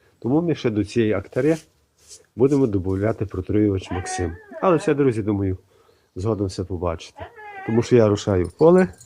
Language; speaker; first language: Ukrainian; native; Ukrainian